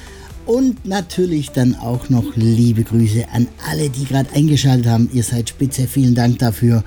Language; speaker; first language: German; native; German